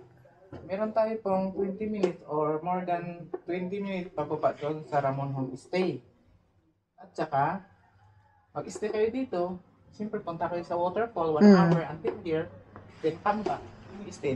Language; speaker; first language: Filipino; non-native, local second language; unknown